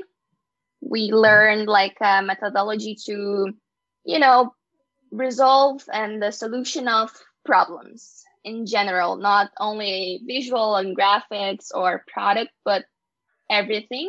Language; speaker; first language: English; non-native, fluent; Portuguese